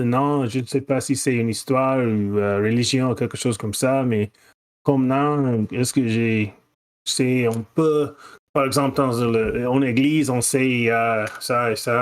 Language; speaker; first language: French; non-native, fluent; English